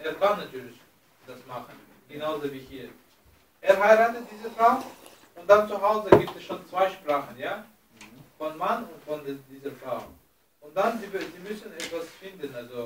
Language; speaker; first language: German; non-native, learner; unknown